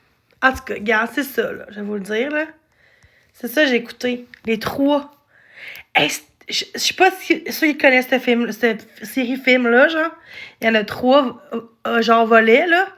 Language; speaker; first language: French; native; French